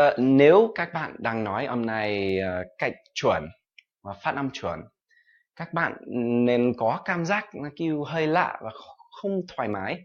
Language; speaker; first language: Vietnamese; non-native, fluent; English